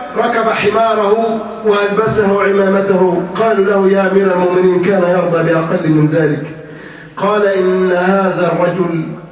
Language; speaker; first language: Arabic; native; Arabic